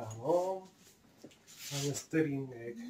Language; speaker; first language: English; non-native, learner; Spanish